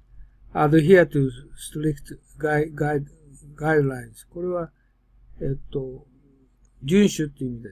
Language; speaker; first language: Japanese; native; Japanese